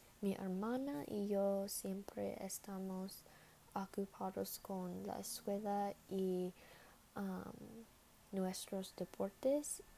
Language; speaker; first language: Spanish; non-native, learner; English